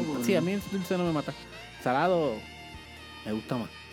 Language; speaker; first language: Spanish; native; Spanish